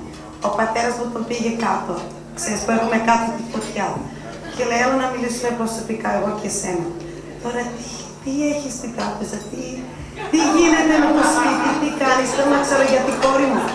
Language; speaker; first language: Greek; early bilingual, heritage; Greek